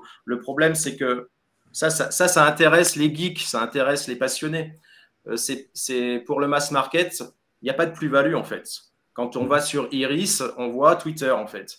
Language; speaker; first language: French; native; French